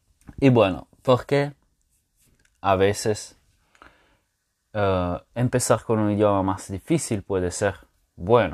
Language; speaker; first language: Spanish; non-native, fluent; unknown